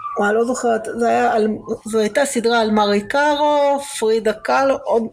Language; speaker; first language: Hebrew; early bilingual, other home language; Russian